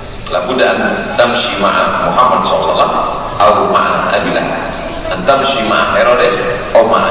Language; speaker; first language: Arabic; non-native, fluent; Indonesian